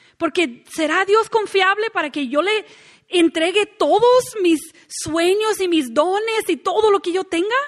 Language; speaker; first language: Spanish; non-native, fluent; English